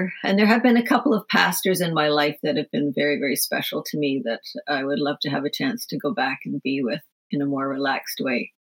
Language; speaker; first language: English; native; English